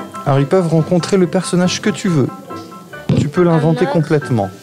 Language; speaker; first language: French; native; French